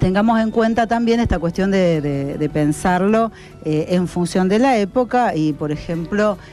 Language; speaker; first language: Spanish; native; Spanish